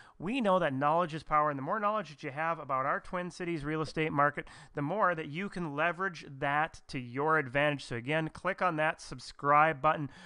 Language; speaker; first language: English; native; English